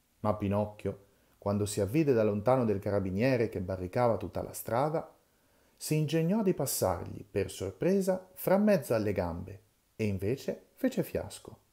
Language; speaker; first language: Italian; native; Italian